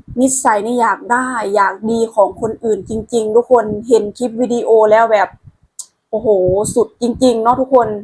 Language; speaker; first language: Thai; non-native, local second language; Lao